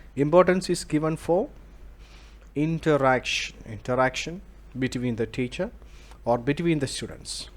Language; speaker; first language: English; non-native, local second language; Malayalam